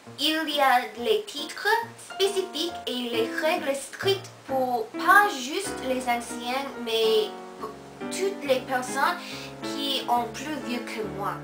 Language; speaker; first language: French; non-native, learner; Korean